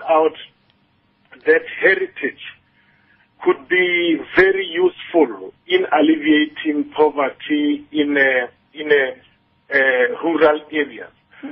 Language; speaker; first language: English; non-native, local second language; Northern Sotho